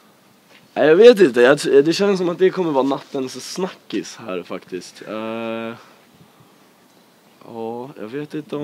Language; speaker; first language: Swedish; native; Swedish